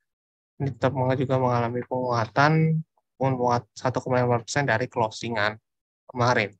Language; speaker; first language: Indonesian; native; Indonesian